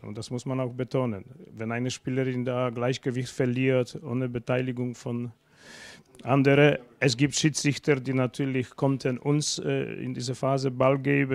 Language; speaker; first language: German; non-native, fluent; Polish